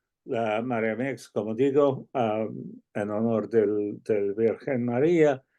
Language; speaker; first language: Spanish; non-native, fluent; English